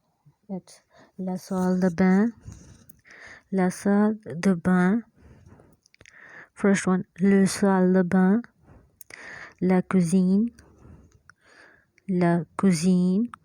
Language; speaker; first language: French; non-native, fluent; Hindi